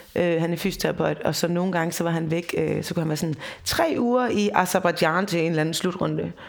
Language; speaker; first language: Danish; native; Danish